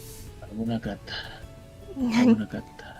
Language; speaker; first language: Japanese; non-native, fluent; Spanish